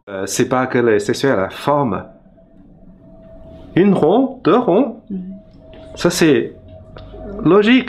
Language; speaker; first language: French; non-native, learner; Chinese